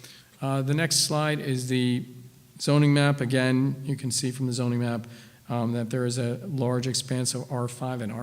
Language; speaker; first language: English; native; English